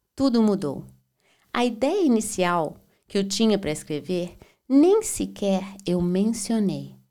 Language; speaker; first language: Portuguese; native; Portuguese